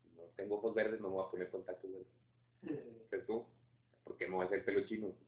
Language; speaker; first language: Spanish; native; Spanish